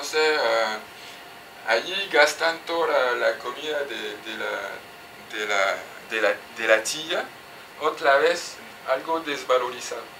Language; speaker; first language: Spanish; non-native, fluent; French